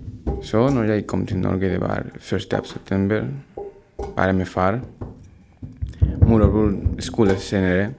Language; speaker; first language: Norwegian; non-native, learner; Spanish